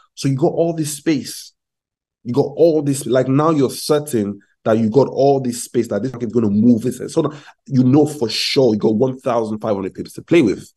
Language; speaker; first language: English; non-native, local second language; Yoruba